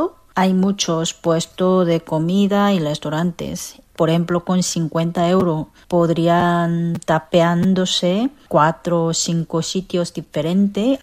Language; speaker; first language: Spanish; non-native, learner; Korean